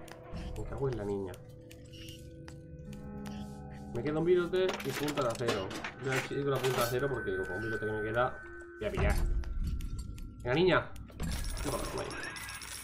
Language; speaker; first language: Spanish; native; Spanish